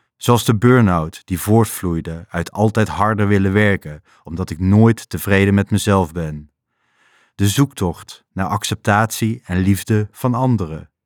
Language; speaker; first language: Dutch; native; Dutch